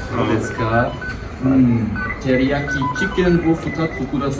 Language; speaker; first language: Japanese; non-native, learner; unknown